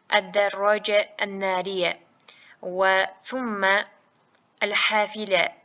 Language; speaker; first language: Arabic; non-native, fluent; Uzbek